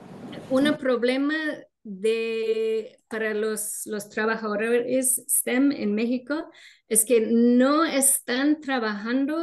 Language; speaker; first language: Spanish; non-native, fluent; English